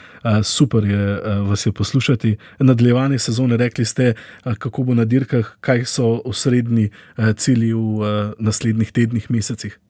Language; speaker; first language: Slovenian; native; Slovenian